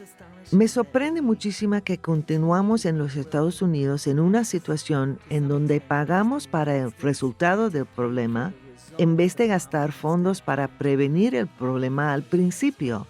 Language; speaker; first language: Spanish; non-native, fluent; English